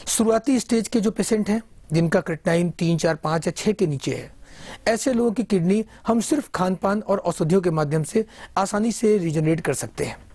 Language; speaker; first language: Hindi; native; Hindi